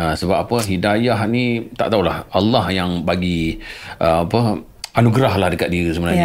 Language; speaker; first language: Malay; native; Malay